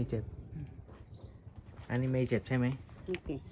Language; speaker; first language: Thai; non-native, learner; Turkish